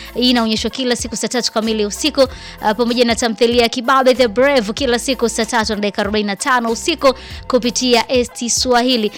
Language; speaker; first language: Swahili; native; Swahili